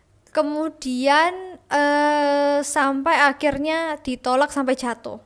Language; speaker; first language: Indonesian; native; Indonesian